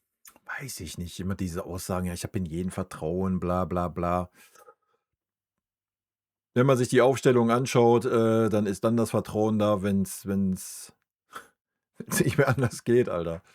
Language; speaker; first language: German; native; German